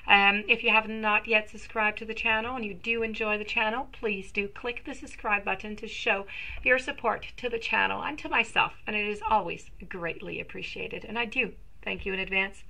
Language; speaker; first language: English; non-native, local second language; French